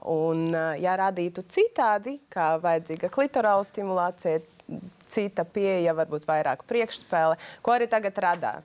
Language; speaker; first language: Latvian; non-native, local second language; Russian